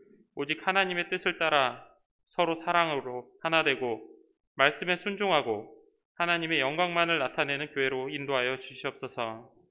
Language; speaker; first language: Korean; native; Korean